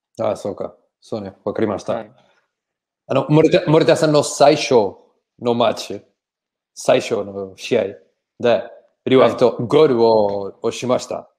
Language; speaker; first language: Japanese; non-native, learner; Portuguese